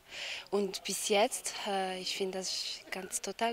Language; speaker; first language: German; non-native, learner; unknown